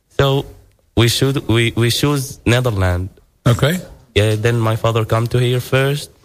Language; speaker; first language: English; non-native, learner; Arabic